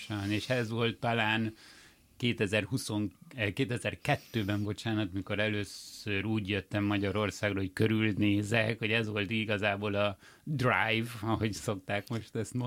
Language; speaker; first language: Hungarian; early bilingual, heritage; Hungarian